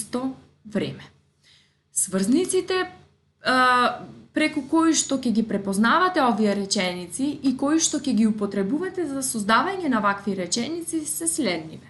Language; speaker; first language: Macedonian; native; Macedonian